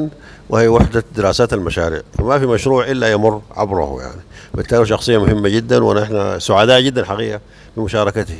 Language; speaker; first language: Arabic; native; Arabic